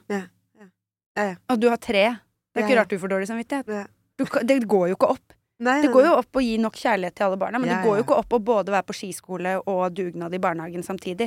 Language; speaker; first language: Norwegian; native; Norwegian